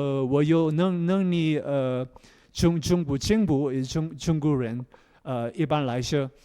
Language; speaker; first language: Chinese; non-native, learner; Korean